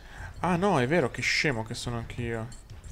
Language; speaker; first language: Italian; native; Italian